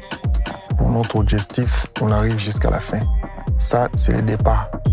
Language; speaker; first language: French; non-native, local second language; Lingala